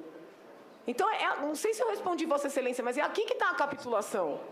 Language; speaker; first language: Portuguese; native; Portuguese